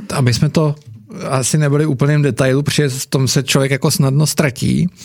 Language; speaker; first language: Czech; native; Czech